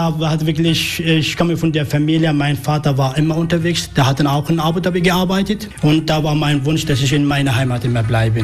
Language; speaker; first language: German; non-native, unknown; Arabic